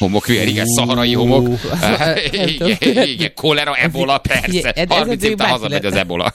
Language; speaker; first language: Hungarian; native; Hungarian